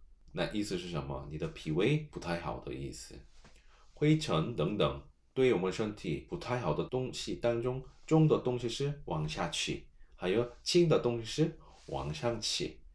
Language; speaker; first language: Chinese; non-native, learner; Korean